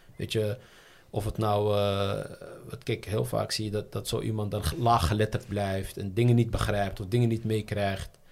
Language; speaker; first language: Dutch; early bilingual, other home language; Riffian